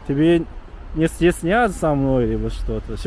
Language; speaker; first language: Russian; non-native, learner; Chinese